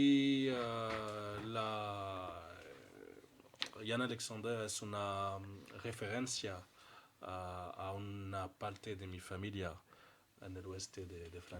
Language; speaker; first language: Spanish; non-native, learner; French